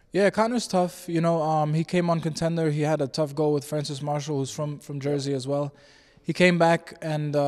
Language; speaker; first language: English; native; English